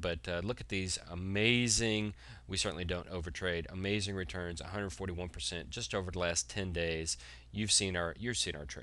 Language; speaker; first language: English; native; English